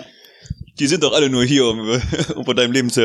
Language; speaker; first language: German; native; German